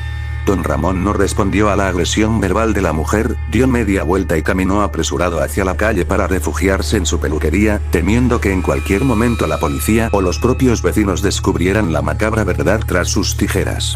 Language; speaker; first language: Spanish; native; Spanish